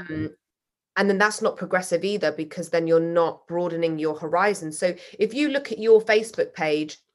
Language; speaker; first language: English; native; English